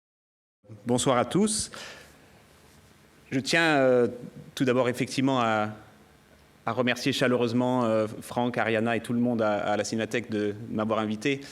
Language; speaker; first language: French; native; French